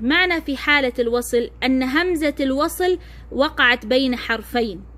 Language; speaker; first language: Arabic; non-native, fluent; Oromo